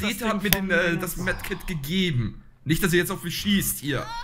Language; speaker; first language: German; native; German